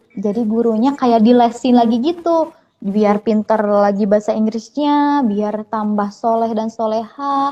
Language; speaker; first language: Indonesian; native; Indonesian